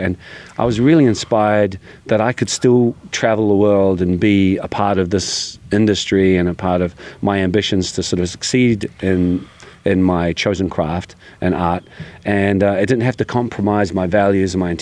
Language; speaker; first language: English; native; English